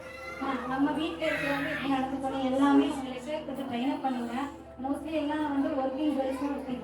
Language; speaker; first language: Tamil; native; Tamil